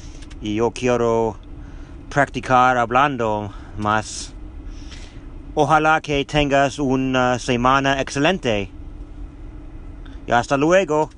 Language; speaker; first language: Spanish; non-native, learner; English